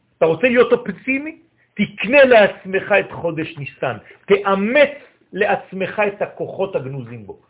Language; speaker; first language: Hebrew; non-native, fluent; French